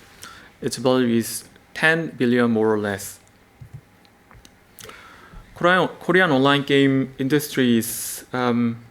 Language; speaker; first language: English; non-native, learner; Korean